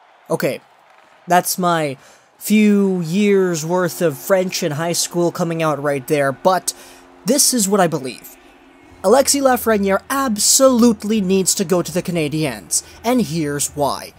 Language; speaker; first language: English; native; English